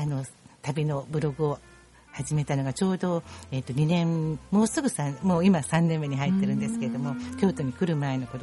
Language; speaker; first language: Japanese; native; Japanese